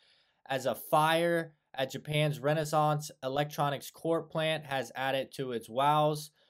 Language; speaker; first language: English; native; English